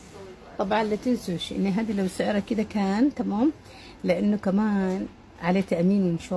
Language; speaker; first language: Arabic; native; Arabic